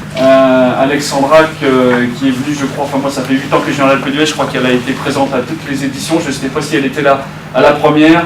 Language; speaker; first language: French; native; French